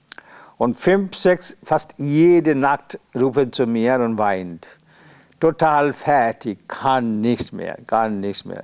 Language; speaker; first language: German; non-native, learner; Bangla